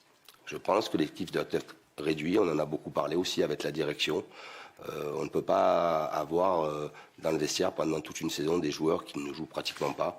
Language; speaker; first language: French; native; French